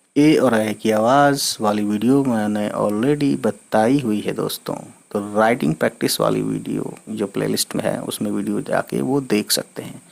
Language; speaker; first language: Urdu; native; Urdu